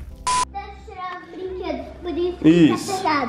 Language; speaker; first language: Portuguese; native; Portuguese